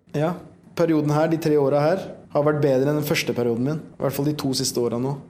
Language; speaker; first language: Norwegian; early bilingual, other home language; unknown